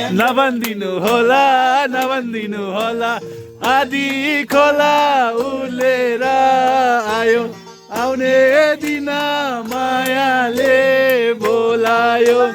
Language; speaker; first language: Nepali; native; Nepali